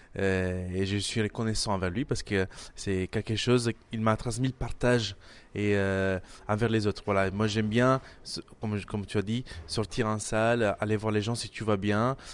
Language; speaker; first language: French; non-native, fluent; Italian